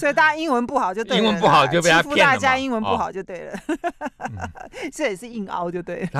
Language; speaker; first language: Chinese; native; Chinese